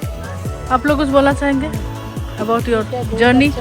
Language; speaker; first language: Hindi; non-native, local second language; Bangla